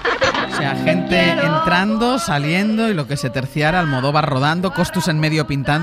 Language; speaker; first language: Spanish; native; Spanish